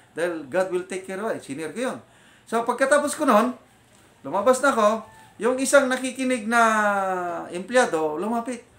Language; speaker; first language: Filipino; non-native, local second language; Iloko